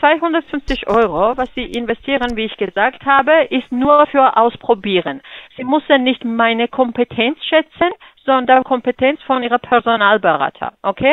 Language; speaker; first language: German; non-native, fluent; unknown